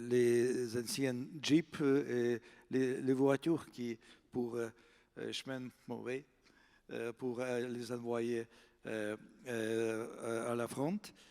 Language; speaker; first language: French; non-native, fluent; Russian